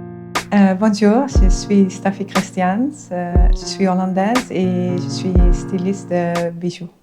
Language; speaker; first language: French; non-native, fluent; Dutch